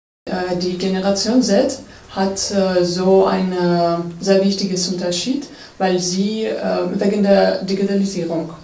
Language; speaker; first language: German; non-native, fluent; Russian